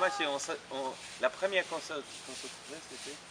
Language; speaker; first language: French; non-native, fluent; Portuguese